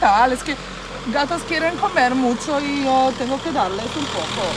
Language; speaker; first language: Spanish; non-native, fluent; Bosnian